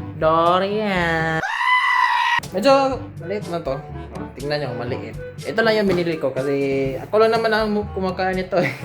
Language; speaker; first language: Filipino; non-native, local second language; Cebuano